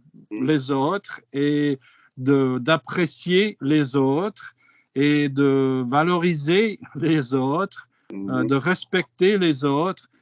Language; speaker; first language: French; non-native, fluent; English